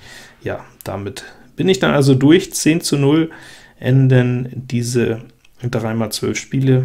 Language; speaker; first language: German; native; German